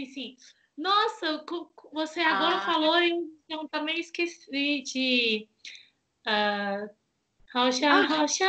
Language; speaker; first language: Portuguese; non-native, fluent; Chinese